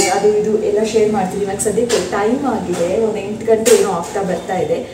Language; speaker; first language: Kannada; non-native, local second language; Tulu